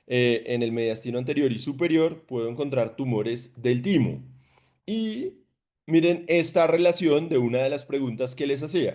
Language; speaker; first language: Spanish; native; Spanish